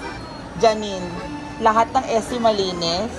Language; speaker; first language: Filipino; non-native, local second language; Cebuano